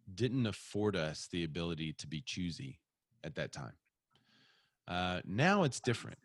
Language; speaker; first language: English; native; English